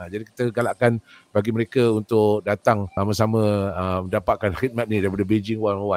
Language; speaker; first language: Malay; native; Malay